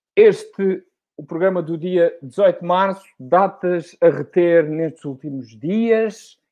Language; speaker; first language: Portuguese; non-native, local second language; Kabuverdianu